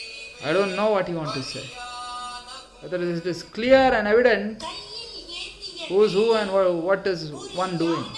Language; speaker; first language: English; non-native, local second language; Hindi